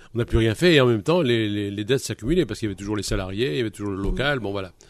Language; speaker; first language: French; native; French